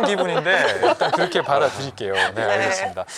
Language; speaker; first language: Korean; native; Korean